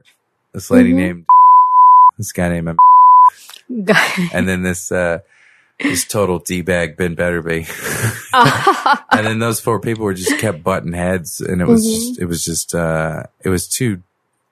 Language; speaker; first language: English; native; English